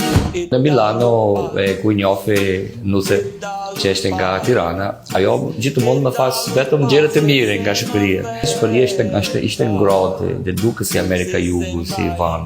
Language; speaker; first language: Albanian; non-native, learner; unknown